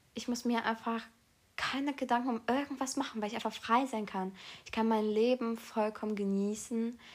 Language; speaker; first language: German; early bilingual, other home language; Polish